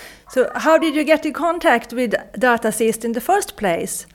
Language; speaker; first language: English; non-native, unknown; Swedish